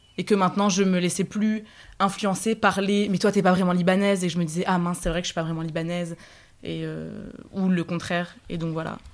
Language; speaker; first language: French; native; French